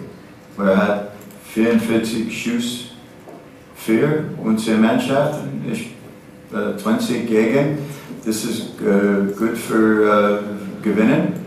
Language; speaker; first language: German; non-native, learner; English